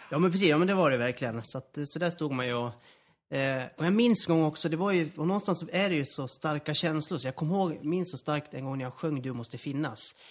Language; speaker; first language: Swedish; native; Swedish